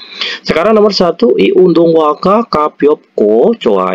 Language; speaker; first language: Korean; non-native, fluent; Indonesian